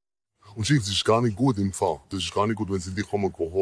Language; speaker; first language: German; non-native, learner; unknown